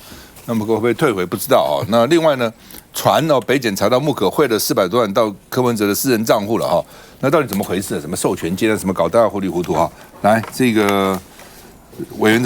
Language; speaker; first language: Chinese; native; Chinese